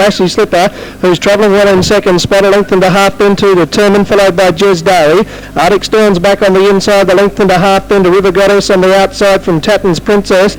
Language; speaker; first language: English; native; English